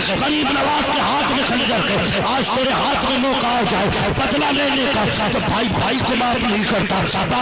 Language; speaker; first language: Hindi; native; Hindi